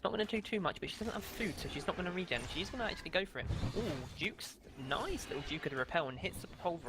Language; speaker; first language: English; native; English